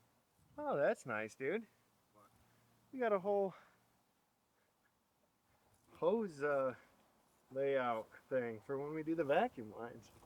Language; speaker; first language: English; native; English